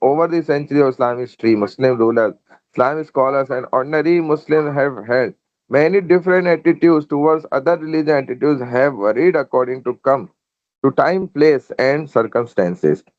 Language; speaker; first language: English; non-native, local second language; Urdu